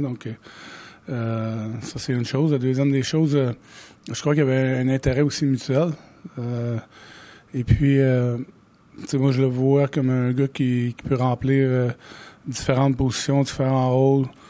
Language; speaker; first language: French; native; French